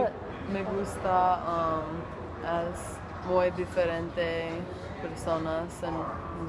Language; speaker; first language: Spanish; non-native, learner; English